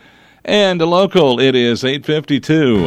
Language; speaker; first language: English; native; English